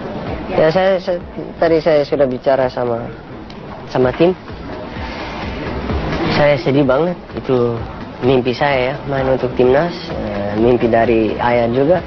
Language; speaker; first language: Indonesian; non-native, learner; Dutch